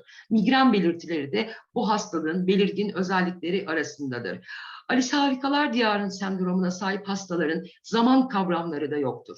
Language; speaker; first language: Turkish; native; Turkish